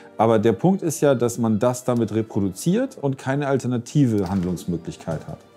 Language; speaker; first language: German; native; German